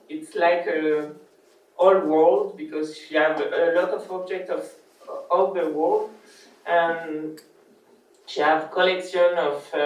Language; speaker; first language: English; non-native, learner; French